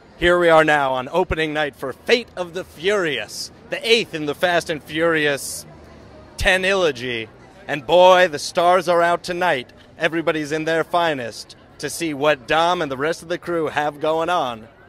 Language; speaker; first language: English; native; English